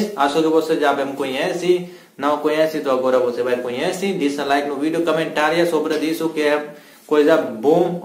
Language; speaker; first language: Portuguese; non-native, learner; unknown